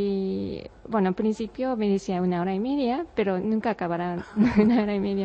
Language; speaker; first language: Spanish; non-native, learner; Japanese